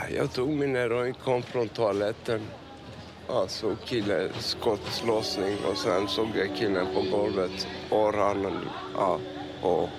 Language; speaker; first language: Swedish; non-native, fluent; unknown